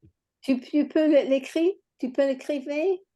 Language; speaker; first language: French; non-native, learner; English